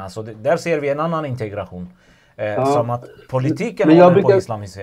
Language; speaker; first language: Swedish; non-native, fluent; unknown